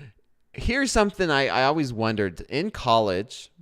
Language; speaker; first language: English; native; English